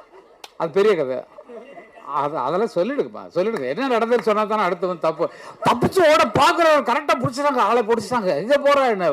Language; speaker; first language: Tamil; native; Tamil